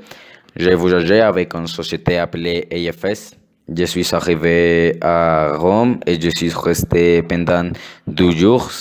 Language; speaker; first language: French; non-native, learner; Spanish